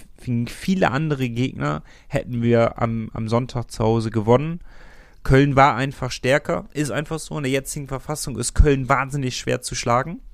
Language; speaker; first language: German; native; German